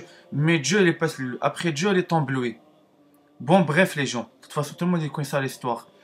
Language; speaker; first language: French; non-native, learner; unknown